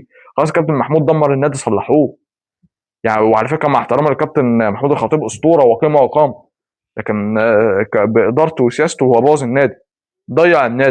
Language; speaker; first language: Arabic; native; Arabic